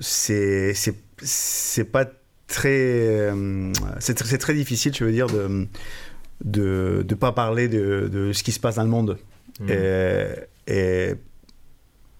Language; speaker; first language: French; non-native, fluent; Spanish